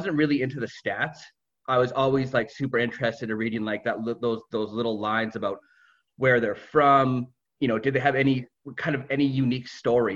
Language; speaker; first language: English; native; English